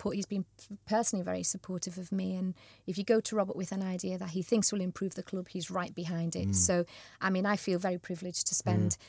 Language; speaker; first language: English; native; English